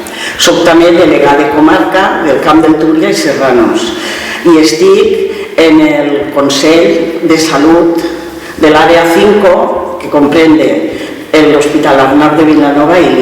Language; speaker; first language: Catalan; native; Catalan